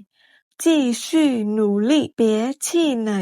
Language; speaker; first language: Chinese; non-native, fluent; Khmer